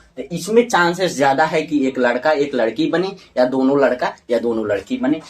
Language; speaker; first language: Hindi; native; Hindi